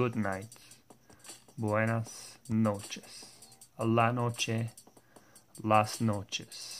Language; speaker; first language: Spanish; non-native, learner; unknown